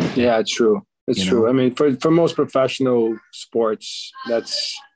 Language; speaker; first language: English; non-native, fluent; Portuguese